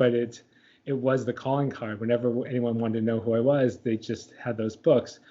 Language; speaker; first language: English; native; English